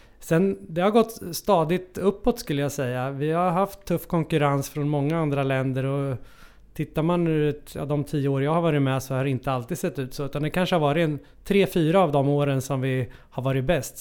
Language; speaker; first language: Swedish; native; Swedish